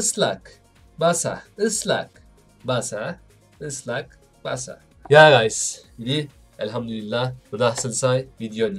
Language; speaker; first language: Indonesian; non-native, learner; Turkish